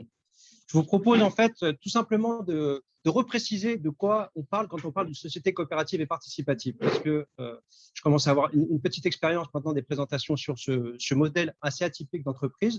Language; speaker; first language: French; native; French